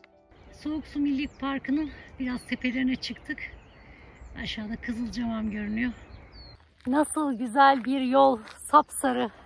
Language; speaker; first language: Turkish; native; Turkish